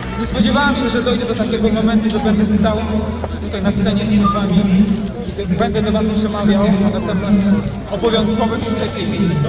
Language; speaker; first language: Polish; non-native, fluent; Russian